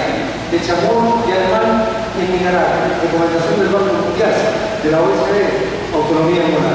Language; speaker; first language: Spanish; native; Spanish